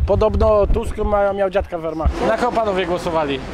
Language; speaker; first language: Polish; native; Polish